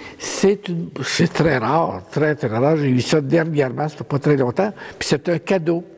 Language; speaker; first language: French; native; French